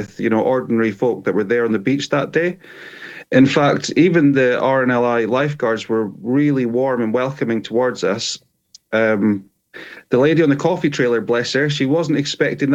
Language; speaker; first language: English; native; English